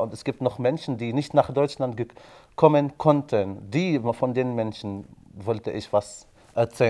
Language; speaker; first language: German; non-native, fluent; Arabic